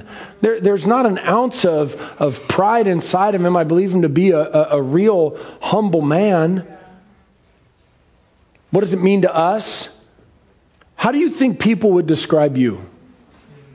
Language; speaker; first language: English; native; English